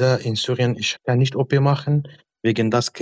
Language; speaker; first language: German; non-native, learner; Arabic